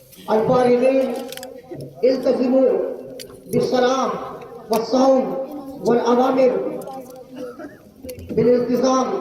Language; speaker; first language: Arabic; non-native, learner; Urdu